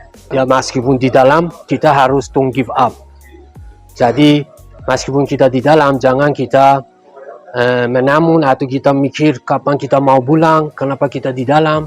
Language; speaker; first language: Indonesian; non-native, learner; Persian